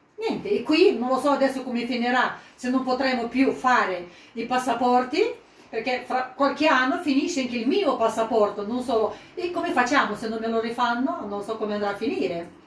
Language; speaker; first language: Italian; non-native, fluent; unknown